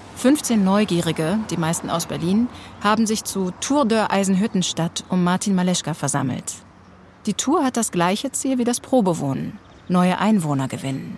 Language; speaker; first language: German; native; German